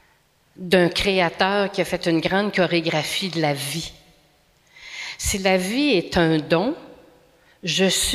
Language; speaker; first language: French; native; French